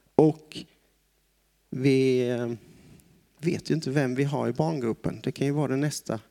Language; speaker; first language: Swedish; native; Swedish